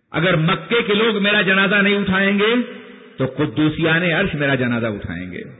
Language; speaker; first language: Urdu; native; Urdu